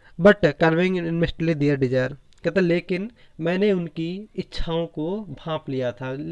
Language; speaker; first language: Hindi; native; Hindi